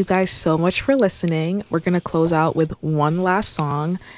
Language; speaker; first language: English; non-native, local second language; Swahili